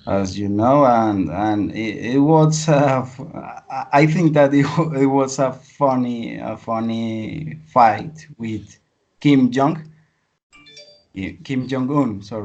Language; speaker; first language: English; non-native, learner; Spanish